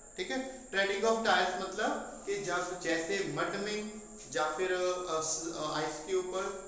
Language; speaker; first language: Hindi; non-native, local second language; Punjabi